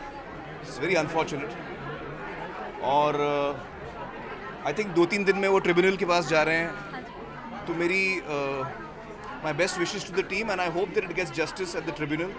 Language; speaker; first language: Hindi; native; Hindi